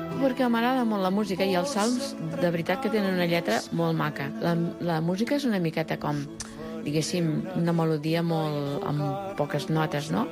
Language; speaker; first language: Catalan; early bilingual, other home language; Spanish